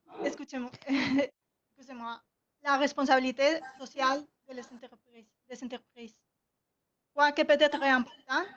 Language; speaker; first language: French; non-native, learner; Spanish